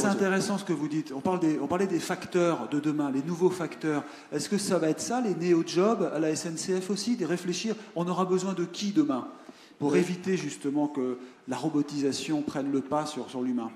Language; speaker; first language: French; native; French